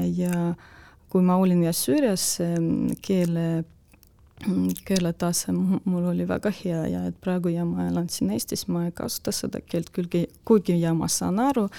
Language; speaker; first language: Estonian; non-native, local second language; Russian